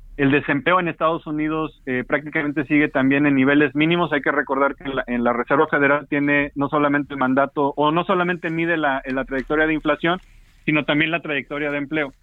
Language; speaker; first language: Spanish; native; Spanish